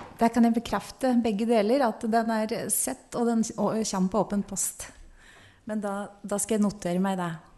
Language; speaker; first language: Norwegian; native; Norwegian